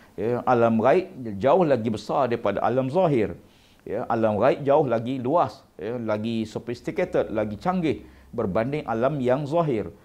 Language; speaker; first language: Malay; native; Malay